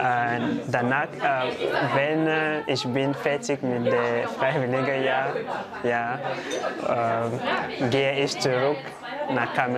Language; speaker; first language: German; non-native, learner; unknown